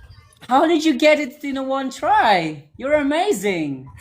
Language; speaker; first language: English; non-native, learner; Cebuano